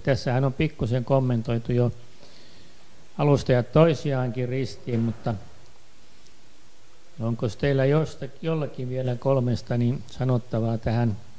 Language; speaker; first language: Finnish; native; Finnish